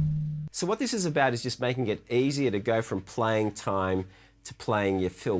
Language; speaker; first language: English; native; English